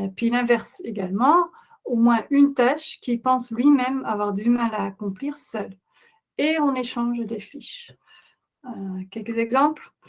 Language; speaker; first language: French; non-native, fluent; Dutch